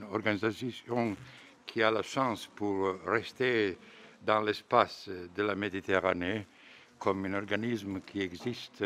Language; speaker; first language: French; non-native, fluent; Bosnian